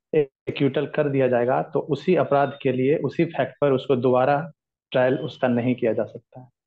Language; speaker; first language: Hindi; native; Hindi